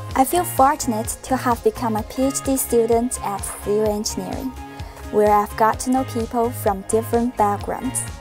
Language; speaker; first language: English; non-native, fluent; Chinese